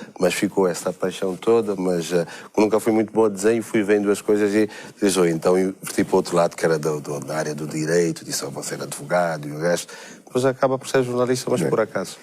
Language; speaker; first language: Portuguese; native; Portuguese